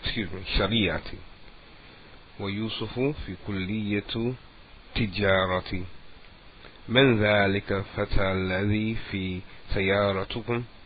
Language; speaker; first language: Arabic; non-native, fluent; English